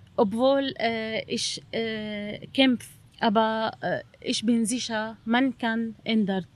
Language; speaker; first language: German; non-native, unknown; Arabic